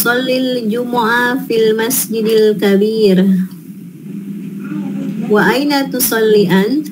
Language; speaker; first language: Arabic; non-native, learner; Indonesian